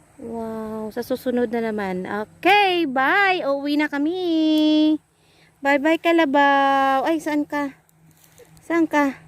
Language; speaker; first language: Filipino; non-native, local second language; Cebuano